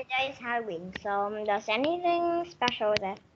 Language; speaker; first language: English; non-native, learner; Vietnamese